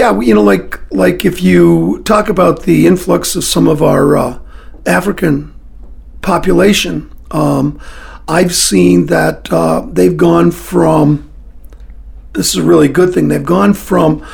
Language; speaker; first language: English; early bilingual, other home language; French